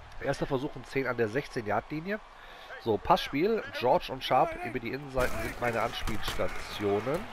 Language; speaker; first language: German; native; German